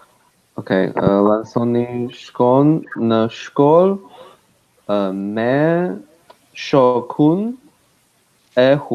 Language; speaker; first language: Albanian; non-native, learner; Chinese